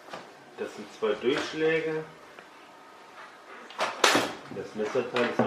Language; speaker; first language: German; native; German